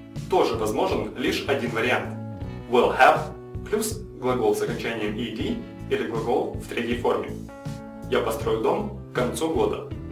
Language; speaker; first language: Russian; native; Russian